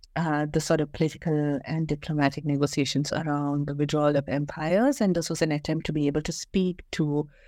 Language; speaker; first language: English; non-native, local second language; Malayalam